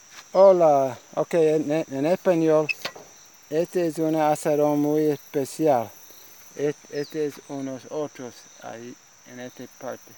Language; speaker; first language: Spanish; non-native, learner; English